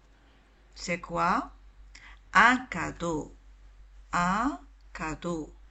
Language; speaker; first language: French; non-native, local second language; Arabic